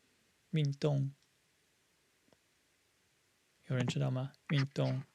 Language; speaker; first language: Chinese; non-native, fluent; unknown